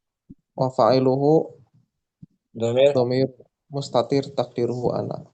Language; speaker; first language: Arabic; non-native, learner; Indonesian